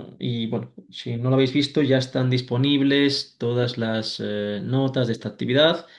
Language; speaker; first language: Spanish; native; Spanish